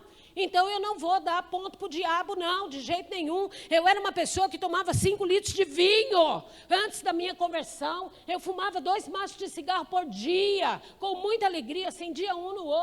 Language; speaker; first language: Portuguese; native; Portuguese